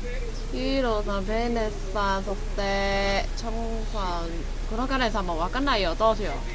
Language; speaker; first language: Japanese; non-native, learner; Chinese